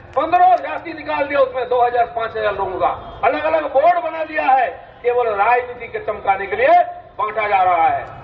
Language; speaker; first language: Hindi; non-native, local second language; Bangla